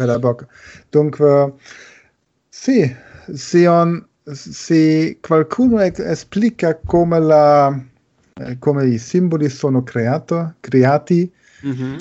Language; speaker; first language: Italian; non-native, learner; German